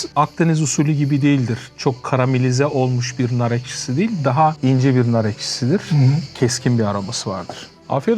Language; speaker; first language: Turkish; native; Turkish